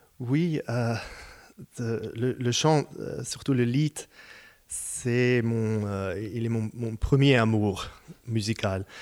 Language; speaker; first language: French; non-native, fluent; Hebrew